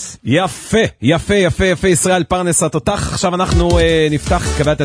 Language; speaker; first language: Hebrew; native; Hebrew